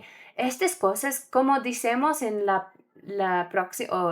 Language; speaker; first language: Spanish; non-native, learner; English